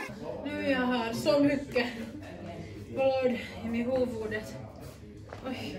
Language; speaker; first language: Swedish; non-native, learner; Finnish